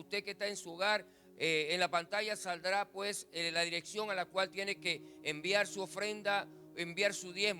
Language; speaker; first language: Spanish; native; Spanish